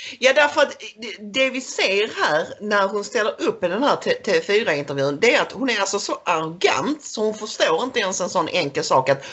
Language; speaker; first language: Swedish; native; Swedish